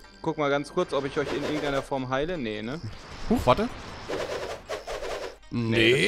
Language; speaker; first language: German; native; German